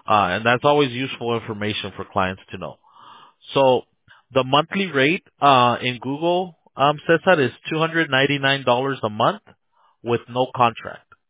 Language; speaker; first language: English; early bilingual, other home language; Spanish